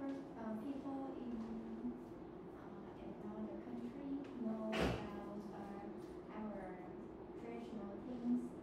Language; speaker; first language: English; non-native, learner; Vietnamese